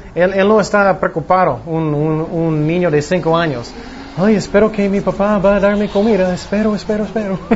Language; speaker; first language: Spanish; non-native, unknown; English